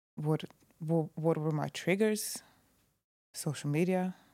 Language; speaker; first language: English; non-native, fluent; Croatian